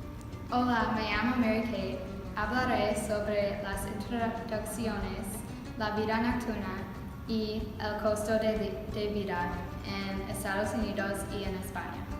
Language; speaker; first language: Spanish; non-native, learner; English